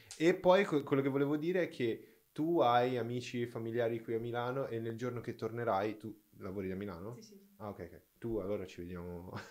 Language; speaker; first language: Italian; non-native, fluent; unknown